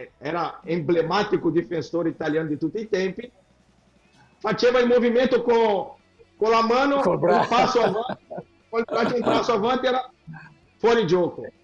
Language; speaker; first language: Italian; non-native, fluent; Portuguese